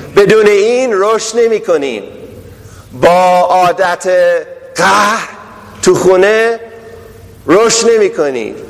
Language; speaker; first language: Persian; non-native, fluent; English